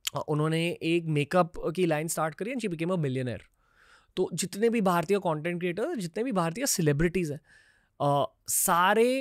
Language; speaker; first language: Hindi; native; Hindi